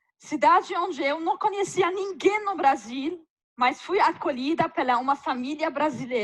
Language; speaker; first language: Portuguese; non-native, fluent; Arabic